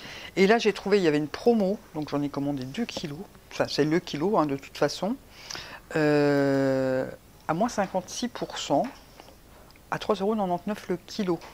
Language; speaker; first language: French; native; French